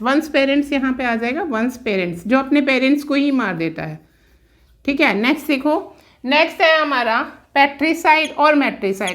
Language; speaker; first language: Hindi; native; Hindi